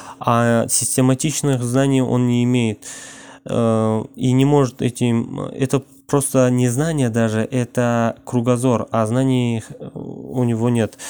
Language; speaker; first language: Russian; non-native, local second language; Kazakh